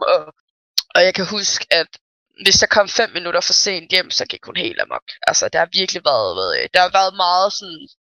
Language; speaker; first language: Danish; early bilingual, other home language; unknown